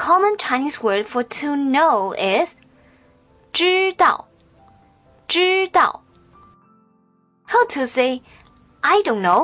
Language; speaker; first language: English; non-native, fluent; Chinese